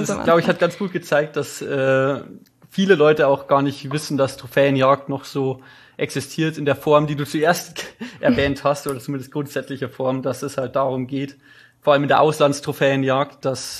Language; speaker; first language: German; native; German